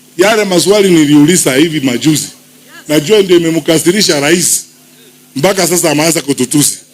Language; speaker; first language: Swahili; non-native, local second language; Gusii